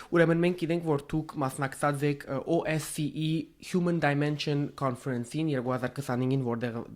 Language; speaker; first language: Armenian; early bilingual, heritage; Armenian